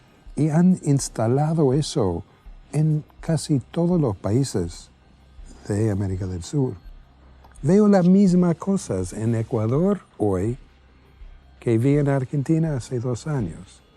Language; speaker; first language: Spanish; non-native, fluent; English